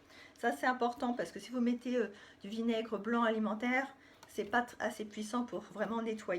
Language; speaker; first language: French; native; French